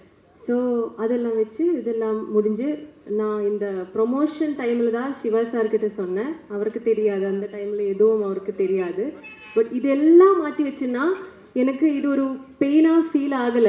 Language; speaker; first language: Tamil; non-native, learner; Malayalam